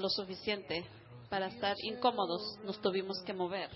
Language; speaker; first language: Spanish; native; Spanish